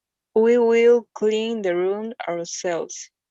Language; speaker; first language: English; non-native, learner; Spanish